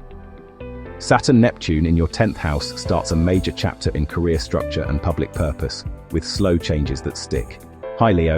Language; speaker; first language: English; native; English